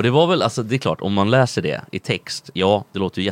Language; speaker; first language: Swedish; native; Swedish